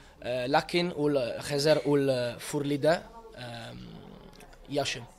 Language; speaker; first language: Tatar; non-native, learner; Italian